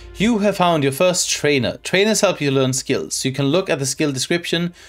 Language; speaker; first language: English; non-native, fluent; Swedish